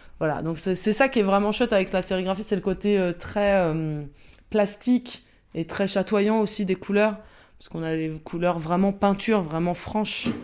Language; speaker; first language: French; native; French